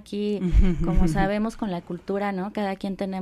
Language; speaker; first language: Spanish; native; Spanish